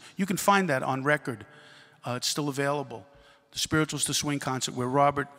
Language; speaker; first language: English; native; English